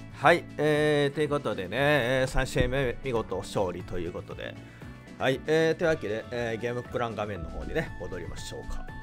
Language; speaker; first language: Japanese; native; Japanese